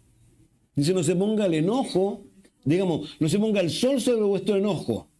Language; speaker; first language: Spanish; native; Spanish